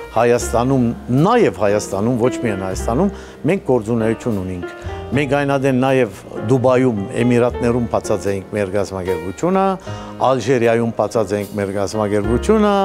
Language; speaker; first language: Armenian; early bilingual, heritage; Armenian